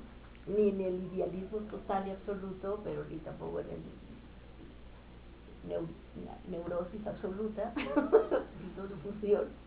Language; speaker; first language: Spanish; native; Spanish